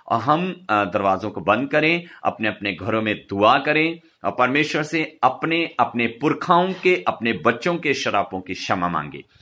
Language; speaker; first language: Hindi; non-native, local second language; Punjabi